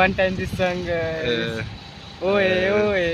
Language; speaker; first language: English; non-native, learner; Odia